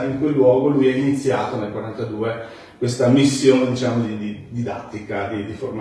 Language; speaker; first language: Italian; native; Italian